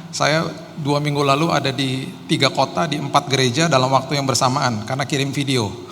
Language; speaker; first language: Indonesian; native; Indonesian